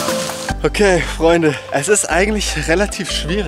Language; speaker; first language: German; native; German